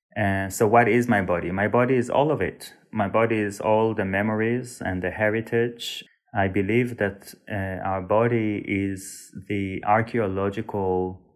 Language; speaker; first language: English; non-native, fluent; Hebrew